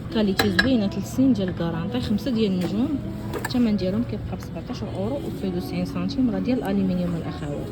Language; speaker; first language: Arabic; native; Arabic